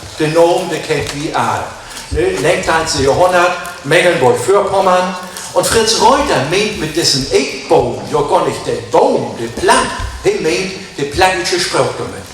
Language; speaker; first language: German; native; German